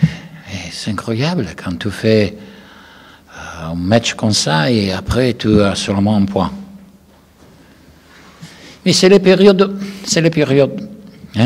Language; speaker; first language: French; non-native, learner; Italian